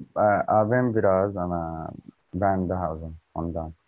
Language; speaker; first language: Turkish; non-native, learner; Arabic